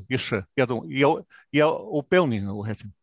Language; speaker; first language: Belarusian; non-native, fluent; English